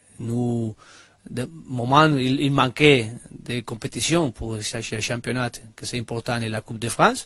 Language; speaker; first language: French; non-native, learner; Spanish